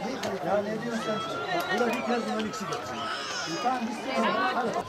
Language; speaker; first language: Turkish; native; Turkish